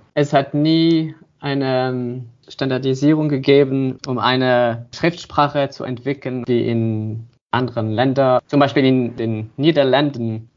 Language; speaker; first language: German; non-native, fluent; French